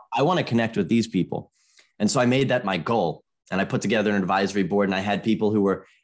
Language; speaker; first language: English; native; English